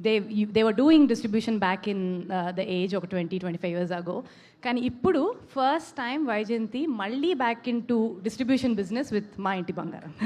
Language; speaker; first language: Telugu; native; Telugu